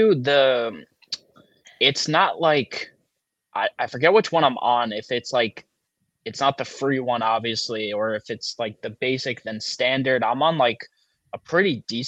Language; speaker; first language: English; native; English